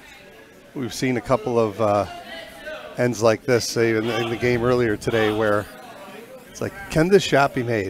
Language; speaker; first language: English; native; English